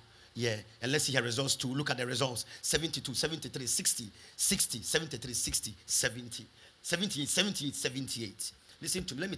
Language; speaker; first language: English; non-native, local second language; Akan